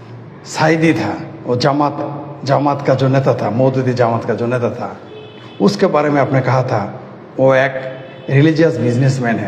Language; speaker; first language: Hindi; non-native, fluent; Bangla